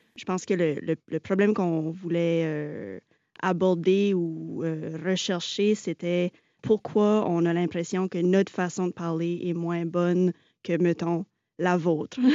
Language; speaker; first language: French; native; French